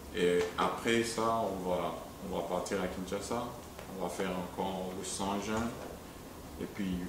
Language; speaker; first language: French; non-native, local second language; Swahili